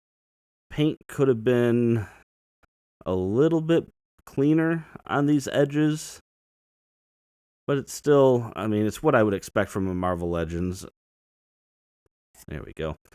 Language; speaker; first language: English; native; English